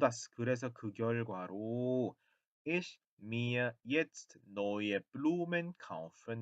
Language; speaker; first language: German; non-native, fluent; Korean